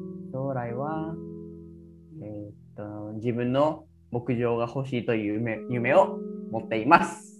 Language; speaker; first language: Japanese; early bilingual, other home language; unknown